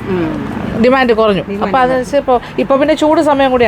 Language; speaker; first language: Malayalam; native; Malayalam